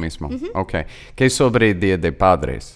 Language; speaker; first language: Spanish; non-native, learner; English